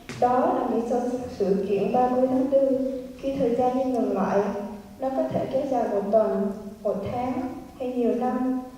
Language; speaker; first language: Vietnamese; early bilingual, heritage; Vietnamese